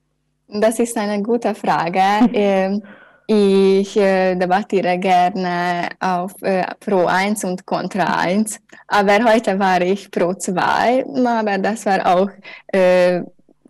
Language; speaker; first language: German; non-native, learner; Hungarian